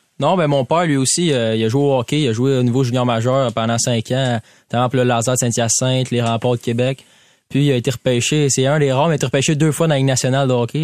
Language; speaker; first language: French; native; French